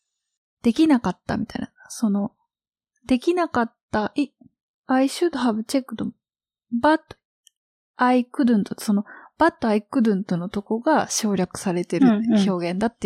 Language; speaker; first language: Japanese; native; Japanese